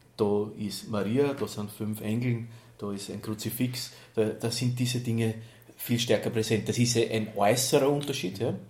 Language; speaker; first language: German; native; German